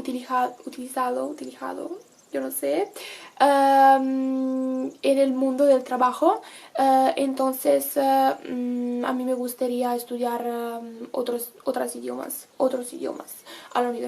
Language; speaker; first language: Spanish; non-native, learner; Italian